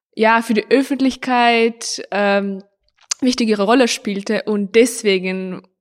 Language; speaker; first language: German; non-native, fluent; Ukrainian